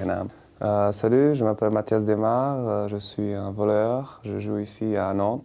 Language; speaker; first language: French; non-native, learner; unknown